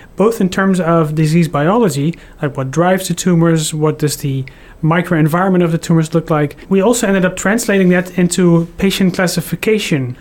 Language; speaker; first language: English; non-native, fluent; Dutch